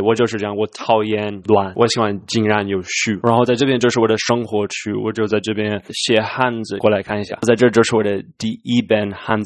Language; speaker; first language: Chinese; non-native, fluent; English